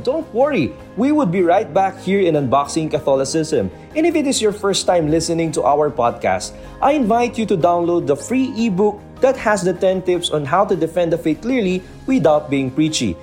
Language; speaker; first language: English; non-native, local second language; Filipino